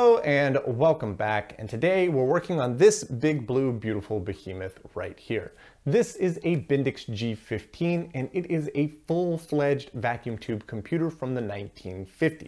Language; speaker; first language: English; native; English